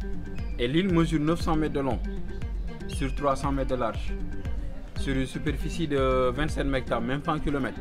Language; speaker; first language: French; non-native, local second language; Wolof